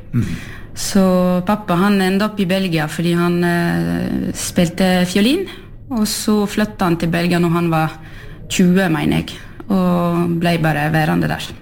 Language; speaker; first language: Norwegian; non-native, fluent; French